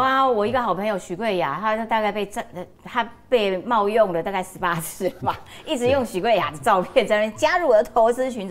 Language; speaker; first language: Chinese; native; Chinese